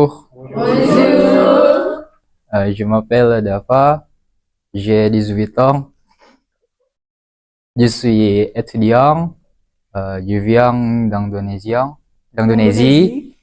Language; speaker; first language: French; non-native, learner; Indonesian